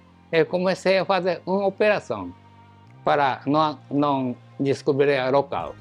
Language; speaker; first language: Portuguese; non-native, learner; Japanese